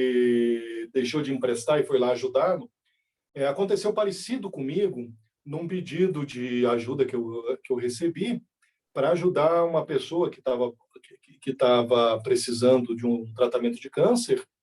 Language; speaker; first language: Portuguese; native; Portuguese